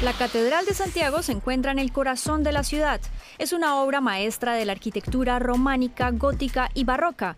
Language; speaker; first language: Spanish; native; Spanish